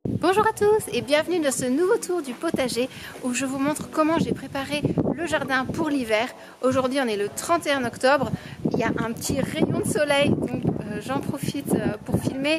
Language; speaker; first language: French; native; French